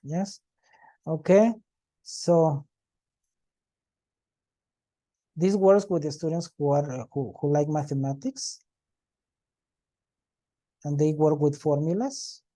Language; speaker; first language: English; non-native, fluent; Spanish